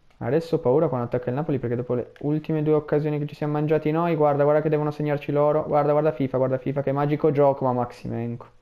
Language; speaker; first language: Italian; native; Italian